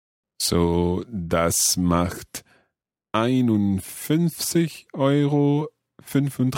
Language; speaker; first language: German; non-native, learner; English